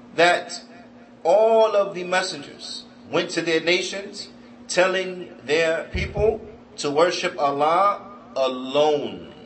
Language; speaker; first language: English; native; English